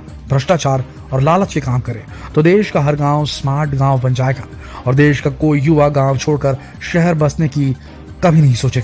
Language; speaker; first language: Hindi; native; Hindi